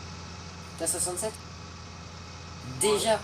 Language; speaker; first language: French; native; French